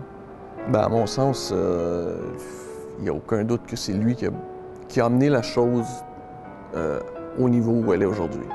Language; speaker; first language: French; native; French